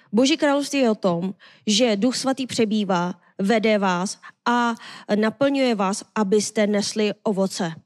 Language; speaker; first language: Czech; non-native, learner; Korean